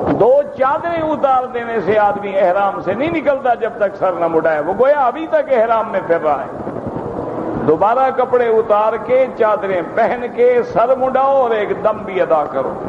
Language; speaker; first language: Urdu; native; Urdu